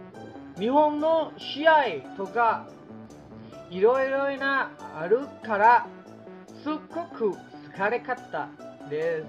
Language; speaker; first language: Japanese; non-native, learner; Thai